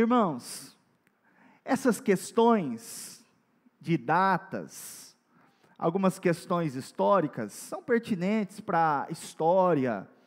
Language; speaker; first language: Portuguese; native; Portuguese